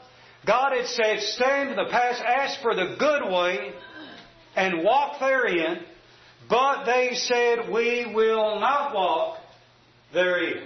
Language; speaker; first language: English; native; English